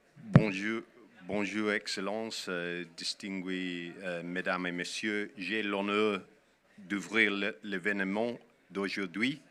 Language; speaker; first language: French; non-native, learner; English